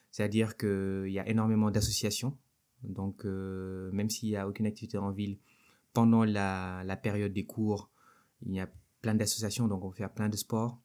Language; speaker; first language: French; non-native, local second language; Wolof